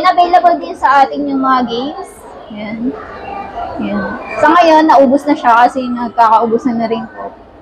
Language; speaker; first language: Filipino; native; Filipino